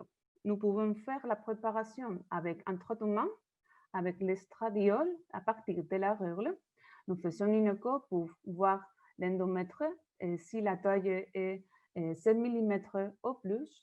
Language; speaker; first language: French; non-native, learner; Spanish